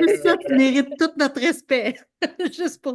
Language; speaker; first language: French; native; French